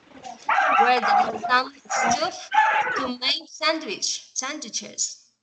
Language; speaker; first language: English; non-native, learner; Spanish